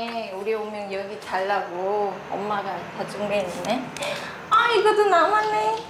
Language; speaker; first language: Korean; non-native, fluent; Vietnamese